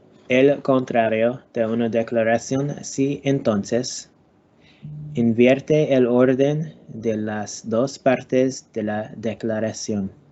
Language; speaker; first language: Spanish; non-native, learner; English